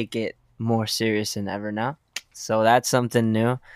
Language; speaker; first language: English; early bilingual, other home language; Spanish